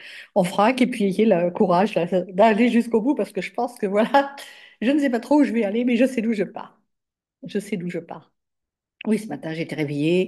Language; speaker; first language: French; native; French